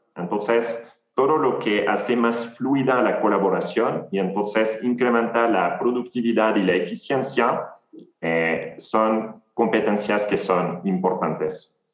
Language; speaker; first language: Spanish; non-native, fluent; French